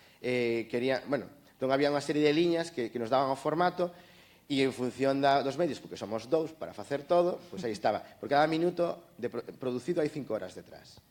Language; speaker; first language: Galician; native; Galician